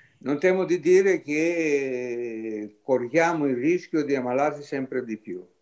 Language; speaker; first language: Italian; non-native, fluent; Greek